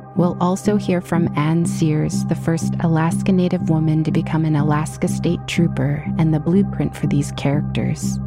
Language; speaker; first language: English; native; English